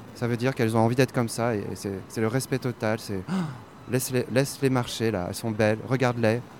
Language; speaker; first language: French; native; French